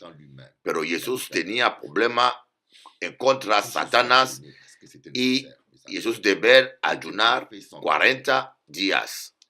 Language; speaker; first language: Spanish; non-native, learner; French